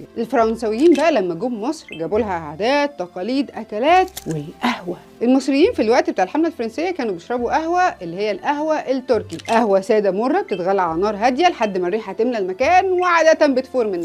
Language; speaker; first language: Arabic; native; Arabic